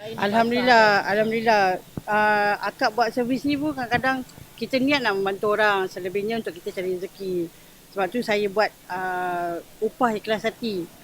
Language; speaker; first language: Malay; native; Malay